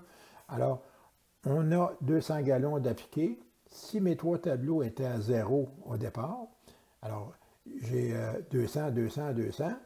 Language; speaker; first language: French; native; French